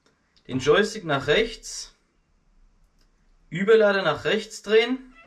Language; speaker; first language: German; native; German